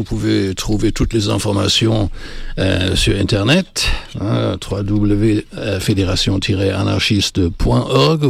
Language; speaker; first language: French; native; French